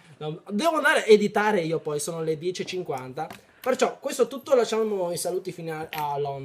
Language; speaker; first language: Italian; early bilingual, other home language; Chinese